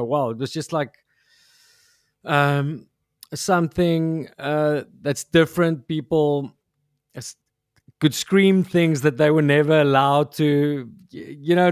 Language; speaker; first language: English; non-native, local second language; Afrikaans